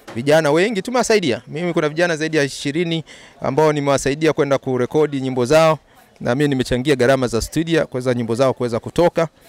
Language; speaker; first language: Swahili; native; Swahili